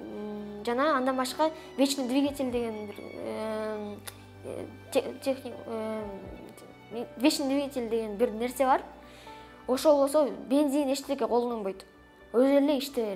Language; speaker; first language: Kyrgyz; non-native, local second language; Russian